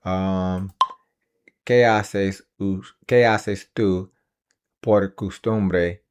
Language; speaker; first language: Spanish; non-native, learner; English